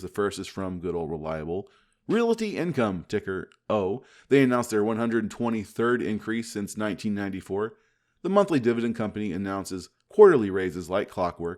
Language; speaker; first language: English; native; English